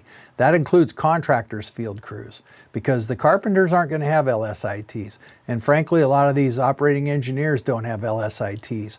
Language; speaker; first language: English; native; English